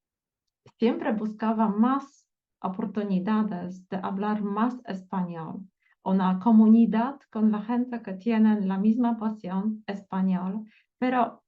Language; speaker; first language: Spanish; non-native, fluent; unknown